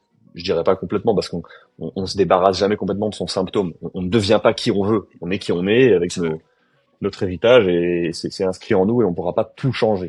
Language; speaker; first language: French; native; French